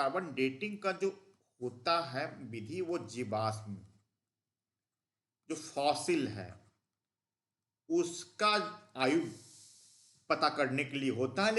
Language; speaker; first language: Hindi; native; Hindi